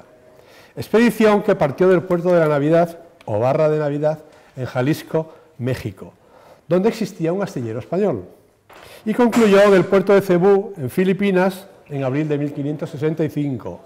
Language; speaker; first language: Spanish; native; Spanish